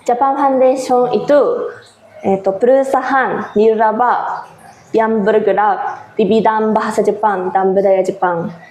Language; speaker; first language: Indonesian; non-native, fluent; Japanese